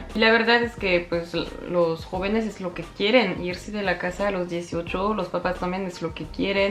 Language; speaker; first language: Spanish; non-native, fluent; French